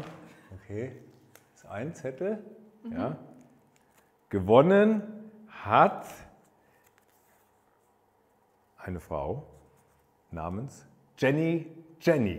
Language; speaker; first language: German; native; German